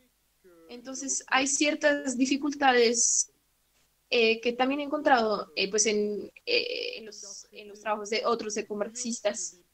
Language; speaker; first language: Spanish; non-native, fluent; French